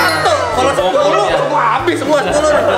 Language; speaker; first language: Indonesian; native; Indonesian